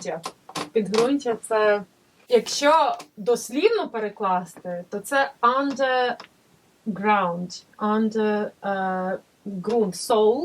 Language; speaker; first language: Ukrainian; native; Ukrainian